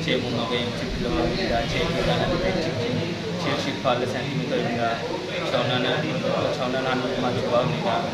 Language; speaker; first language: Korean; non-native, learner; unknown